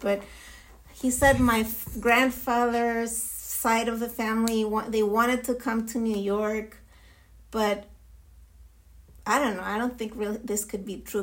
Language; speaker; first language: English; non-native, fluent; Spanish